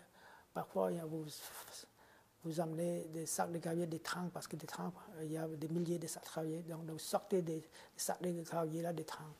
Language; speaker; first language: French; non-native, fluent; Khmer